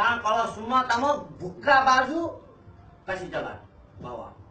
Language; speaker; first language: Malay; non-native, learner; Nepali